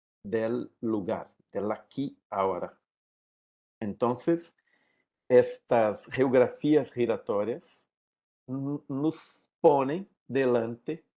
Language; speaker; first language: Spanish; non-native, learner; Portuguese